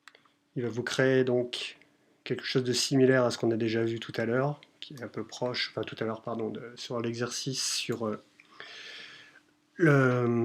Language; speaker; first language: French; native; French